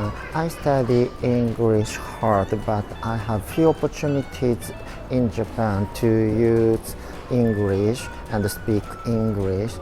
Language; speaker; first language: English; non-native, learner; Japanese